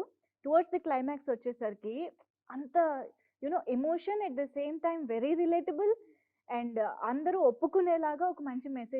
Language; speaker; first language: Telugu; native; Telugu